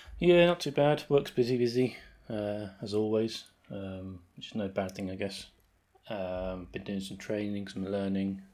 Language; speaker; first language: English; native; English